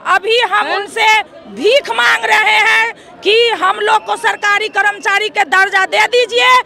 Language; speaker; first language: Hindi; native; Hindi